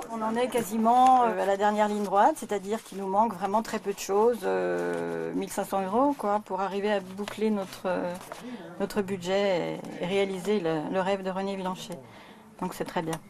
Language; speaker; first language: French; native; French